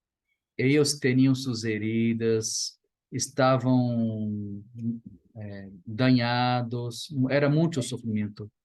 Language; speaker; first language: Spanish; non-native, fluent; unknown